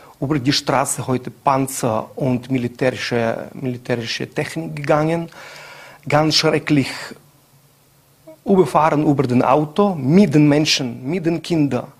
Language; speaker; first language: German; non-native, learner; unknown